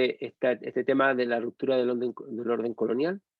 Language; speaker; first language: Spanish; native; Spanish